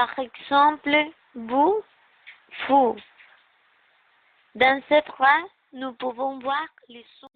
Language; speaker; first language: French; non-native, learner; Spanish